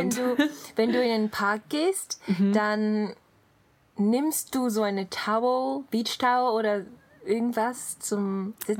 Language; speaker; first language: German; non-native, learner; Japanese